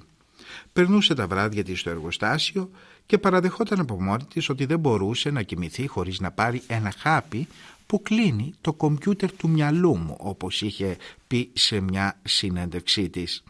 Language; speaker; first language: Greek; native; Greek